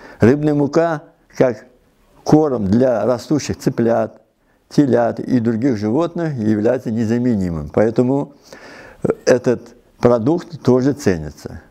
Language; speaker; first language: Russian; non-native, local second language; Uzbek